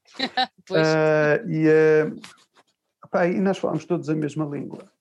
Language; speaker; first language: Portuguese; early bilingual, other home language; English